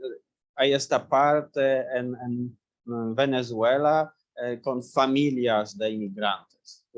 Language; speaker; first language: Spanish; non-native, learner; Polish